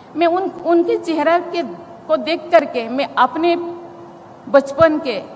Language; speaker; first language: Hindi; non-native, local second language; Santali